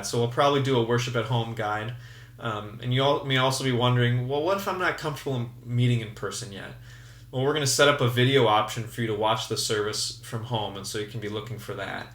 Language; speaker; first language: English; native; English